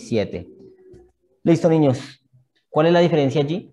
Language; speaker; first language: Spanish; native; Spanish